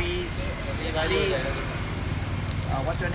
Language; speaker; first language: English; non-native, local second language; Vietnamese